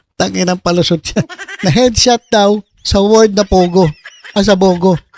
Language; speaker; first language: Filipino; native; Filipino